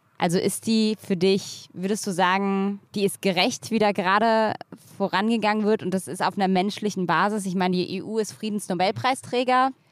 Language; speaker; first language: German; native; German